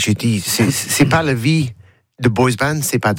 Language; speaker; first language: French; non-native, learner; English